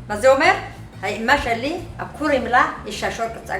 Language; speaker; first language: Hebrew; non-native, fluent; Amharic